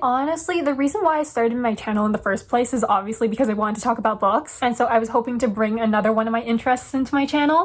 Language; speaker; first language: English; native; English